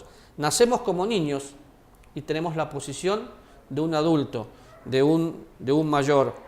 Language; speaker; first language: Spanish; native; Spanish